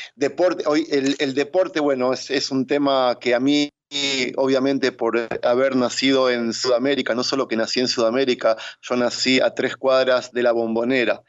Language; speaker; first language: Spanish; native; Spanish